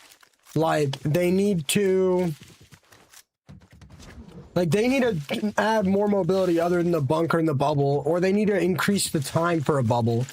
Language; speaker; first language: English; native; English